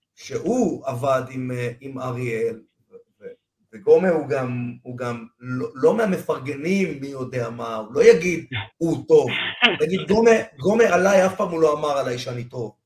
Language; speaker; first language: Hebrew; non-native, fluent; Spanish